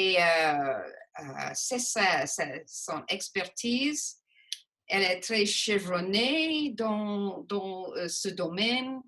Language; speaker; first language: French; non-native, local second language; English